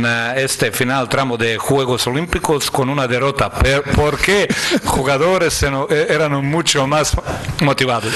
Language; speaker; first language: Spanish; non-native, fluent; Croatian